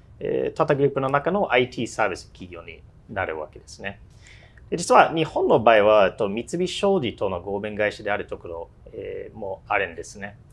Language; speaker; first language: Japanese; non-native, fluent; English